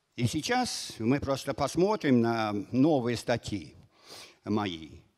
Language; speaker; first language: Russian; non-native, fluent; English